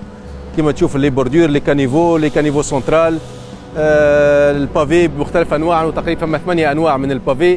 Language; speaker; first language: Arabic; native; Arabic